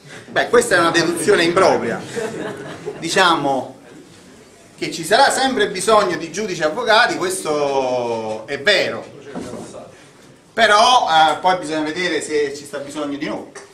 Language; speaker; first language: Italian; native; Italian